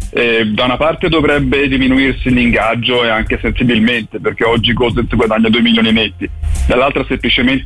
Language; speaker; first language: Italian; native; Italian